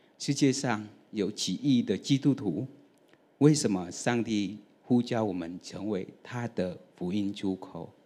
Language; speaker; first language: Chinese; non-native, fluent; Vietnamese